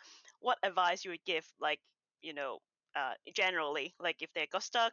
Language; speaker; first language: English; non-native, local second language; Cantonese